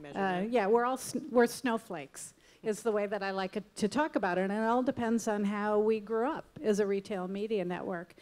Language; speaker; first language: English; native; English